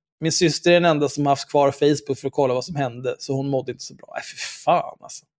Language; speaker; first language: Swedish; native; Swedish